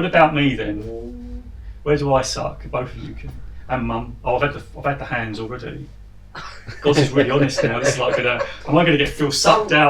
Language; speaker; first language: English; native; English